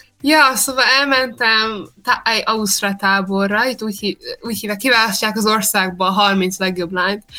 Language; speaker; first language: Hungarian; early bilingual, heritage; Hungarian